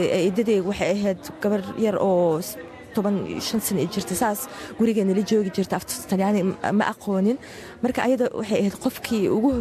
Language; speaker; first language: Somali; early bilingual, heritage; Somali